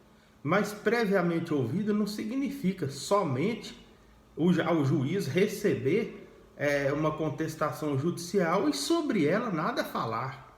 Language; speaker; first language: Portuguese; native; Portuguese